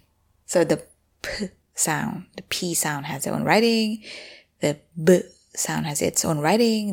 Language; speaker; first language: English; non-native, fluent; Thai